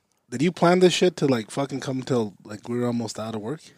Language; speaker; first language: English; early bilingual, other home language; Spanish